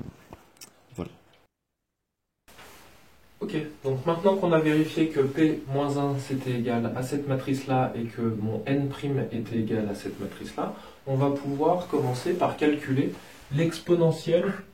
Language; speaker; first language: French; native; French